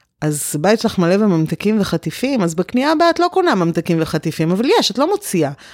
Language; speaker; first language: Hebrew; early bilingual, other home language; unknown